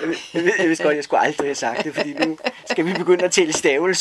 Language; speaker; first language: Danish; native; Danish